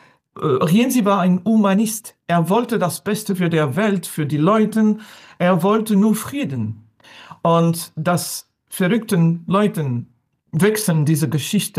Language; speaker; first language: German; non-native, fluent; French